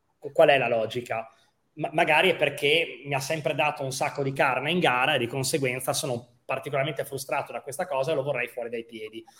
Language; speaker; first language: Italian; native; Italian